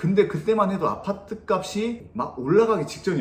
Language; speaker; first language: Korean; native; Korean